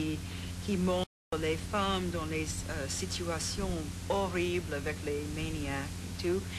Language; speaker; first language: French; non-native, fluent; English